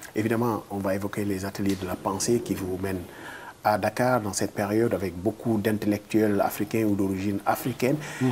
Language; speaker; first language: French; non-native, local second language; Wolof